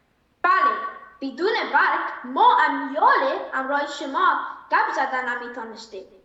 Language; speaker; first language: Persian; early bilingual, heritage; Persian